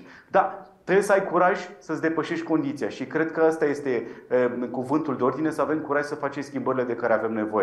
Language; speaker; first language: Romanian; native; Romanian